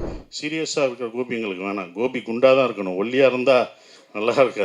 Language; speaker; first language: Tamil; native; Tamil